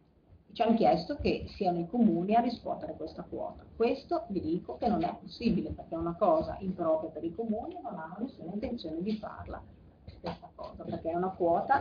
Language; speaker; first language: Italian; native; Italian